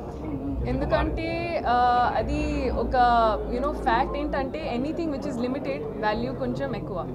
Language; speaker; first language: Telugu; non-native, learner; Hindi